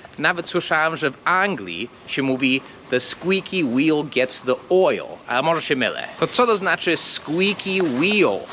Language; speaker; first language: Polish; non-native, fluent; English